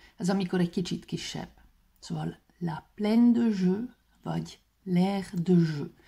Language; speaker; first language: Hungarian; native; Hungarian